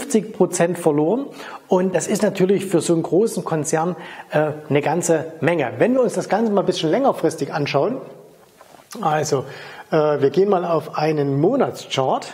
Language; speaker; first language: German; native; German